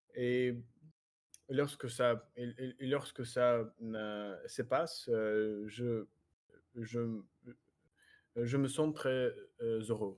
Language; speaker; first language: French; non-native, learner; Russian